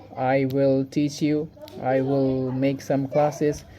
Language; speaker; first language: English; non-native, local second language; Bangla